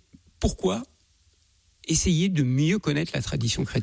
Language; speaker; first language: French; native; French